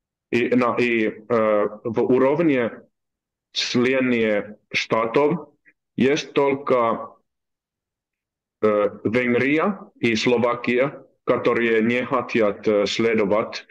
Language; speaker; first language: Russian; non-native, learner; Finnish